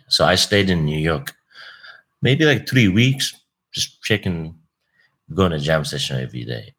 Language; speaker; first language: English; non-native, fluent; Japanese